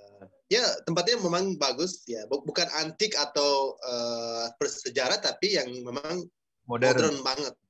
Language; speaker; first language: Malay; non-native, fluent; Uzbek